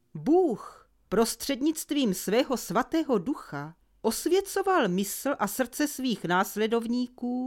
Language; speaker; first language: Czech; native; Czech